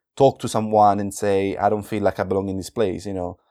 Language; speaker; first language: English; non-native, fluent; Italian